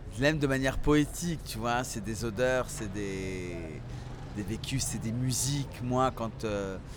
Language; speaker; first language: French; early bilingual, other home language; Central Atlas Tamazight